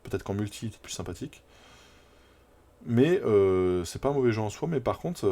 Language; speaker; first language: French; native; French